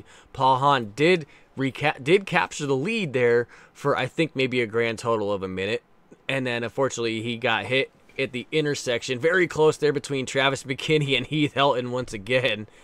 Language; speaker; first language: English; native; English